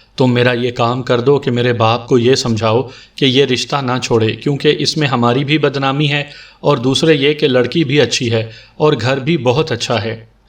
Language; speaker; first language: Urdu; native; Urdu